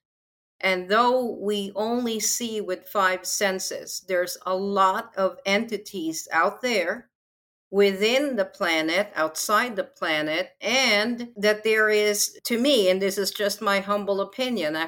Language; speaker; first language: English; non-native, local second language; Filipino